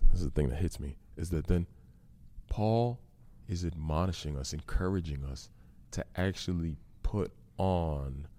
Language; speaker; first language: English; native; English